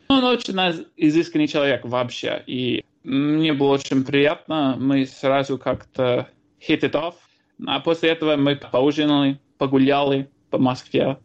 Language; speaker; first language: Russian; non-native, fluent; English